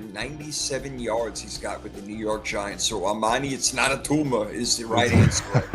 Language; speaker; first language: English; native; English